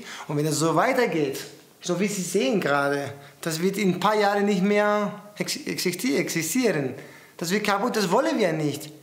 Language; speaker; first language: German; non-native, fluent; Greek